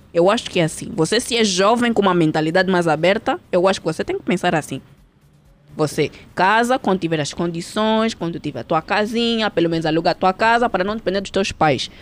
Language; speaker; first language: Portuguese; early bilingual, heritage; Portuguese